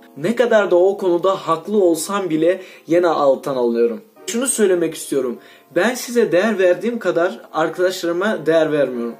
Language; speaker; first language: Turkish; non-native, fluent; Russian